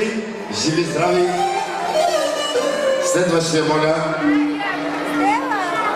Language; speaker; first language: Bulgarian; non-native, local second language; Turkish